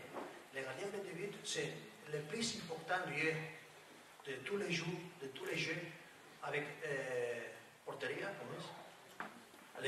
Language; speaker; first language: French; non-native, learner; Spanish